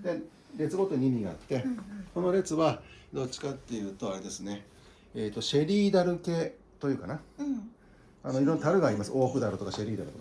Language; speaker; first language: Japanese; native; Japanese